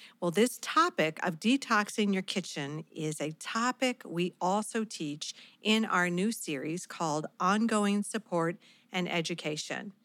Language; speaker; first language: English; native; English